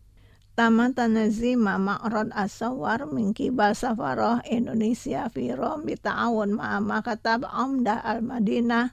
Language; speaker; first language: Arabic; non-native, fluent; Indonesian